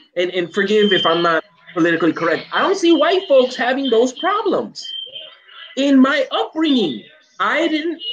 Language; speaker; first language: English; native; English